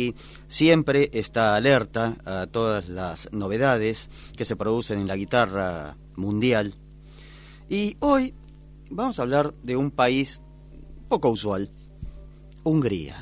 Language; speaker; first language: Spanish; native; Spanish